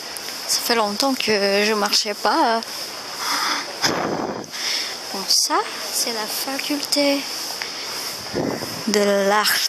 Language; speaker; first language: French; non-native, fluent; Indonesian